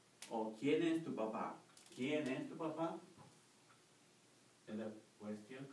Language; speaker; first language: Spanish; native; Spanish